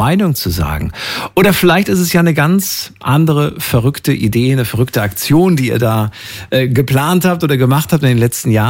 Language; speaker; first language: German; native; German